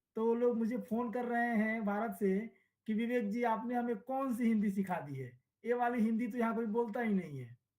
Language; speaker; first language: Hindi; native; Hindi